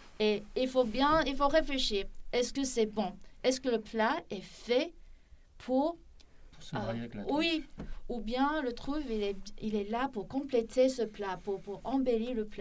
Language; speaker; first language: French; non-native, fluent; Chinese